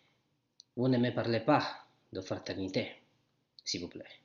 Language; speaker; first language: French; non-native, learner; Italian